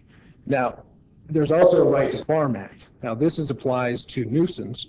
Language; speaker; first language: English; native; English